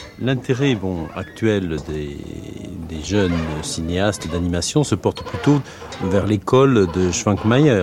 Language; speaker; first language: French; native; French